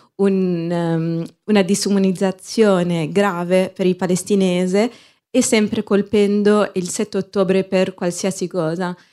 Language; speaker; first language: Italian; non-native, fluent; Arabic